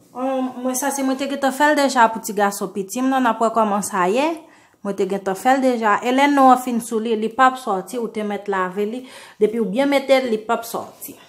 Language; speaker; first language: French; non-native, learner; Haitian Creole